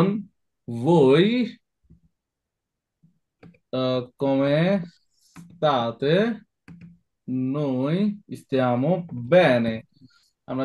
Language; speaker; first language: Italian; non-native, fluent; Bangla